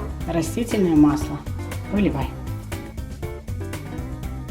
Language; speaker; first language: Russian; native; Russian